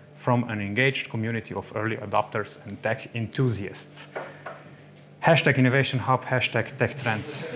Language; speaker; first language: English; non-native, fluent; Slovenian